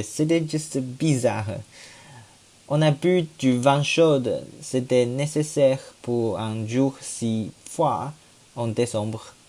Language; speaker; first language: French; non-native, learner; Chinese